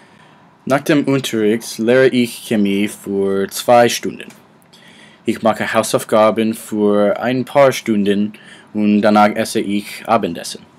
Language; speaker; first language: German; non-native, learner; English